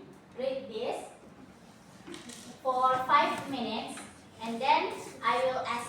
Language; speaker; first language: English; non-native, learner; Indonesian